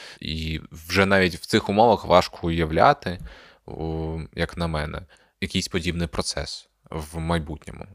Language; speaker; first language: Ukrainian; non-native, local second language; Russian